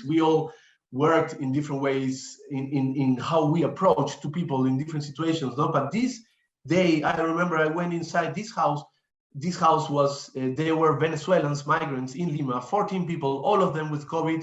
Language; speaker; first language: English; non-native, fluent; Spanish